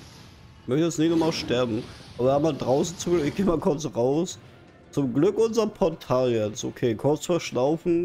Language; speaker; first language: German; native; German